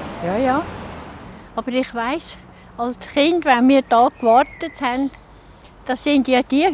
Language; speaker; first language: German; native; German